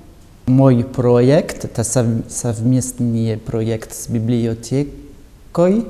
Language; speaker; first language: Russian; non-native, learner; French